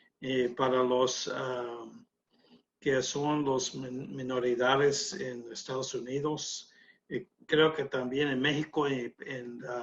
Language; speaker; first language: Spanish; non-native, learner; English